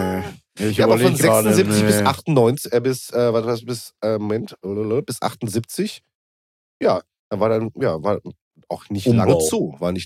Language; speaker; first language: German; native; German